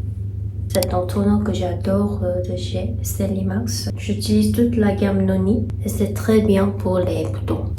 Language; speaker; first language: French; non-native, fluent; Korean